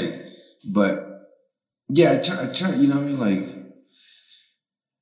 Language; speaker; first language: English; early bilingual, other home language; Spanish